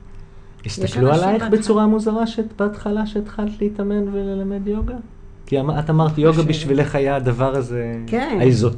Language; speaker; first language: Hebrew; native; Hebrew